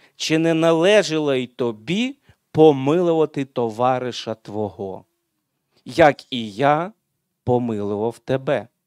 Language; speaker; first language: Ukrainian; non-native, local second language; Russian